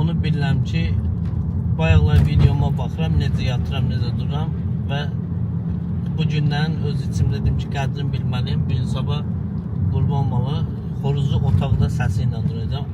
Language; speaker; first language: Azerbaijani; native; Azerbaijani